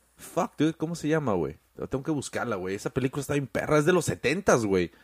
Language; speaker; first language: Spanish; early bilingual, heritage; Spanish